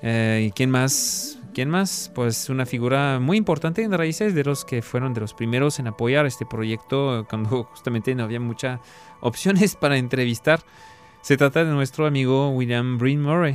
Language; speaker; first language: Spanish; non-native, fluent; French